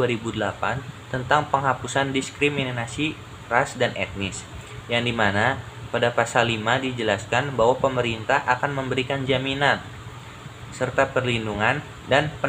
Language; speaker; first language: Indonesian; native; Indonesian